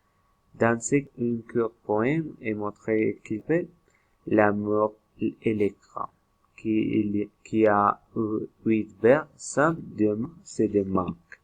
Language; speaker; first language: French; non-native, learner; Spanish